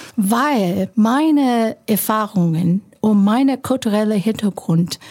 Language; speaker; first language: German; non-native, fluent; Chinese